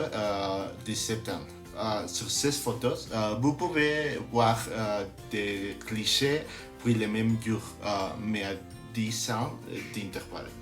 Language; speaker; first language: French; non-native, learner; Spanish